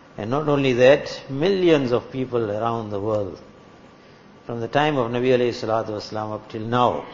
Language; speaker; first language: English; native; English